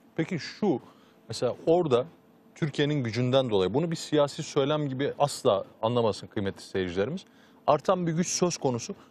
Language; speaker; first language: Turkish; native; Turkish